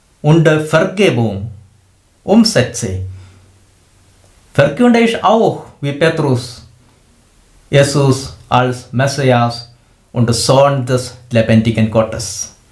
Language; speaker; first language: German; non-native, fluent; Malayalam